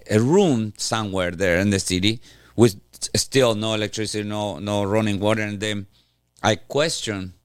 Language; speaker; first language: English; non-native, fluent; Spanish